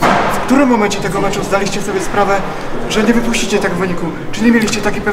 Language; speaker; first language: Polish; native; Polish